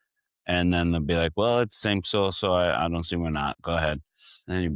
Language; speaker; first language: English; native; English